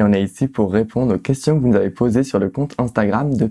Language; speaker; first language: French; native; French